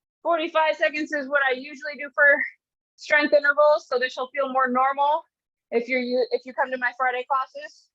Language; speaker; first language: English; native; English